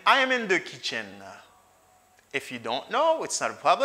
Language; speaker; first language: English; non-native, fluent; Haitian Creole